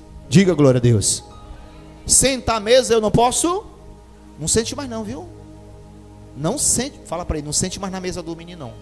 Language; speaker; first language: Portuguese; native; Portuguese